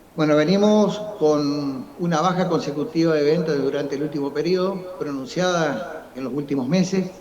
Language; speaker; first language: Spanish; native; Spanish